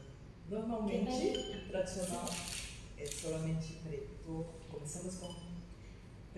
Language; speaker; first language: Italian; non-native, learner; Portuguese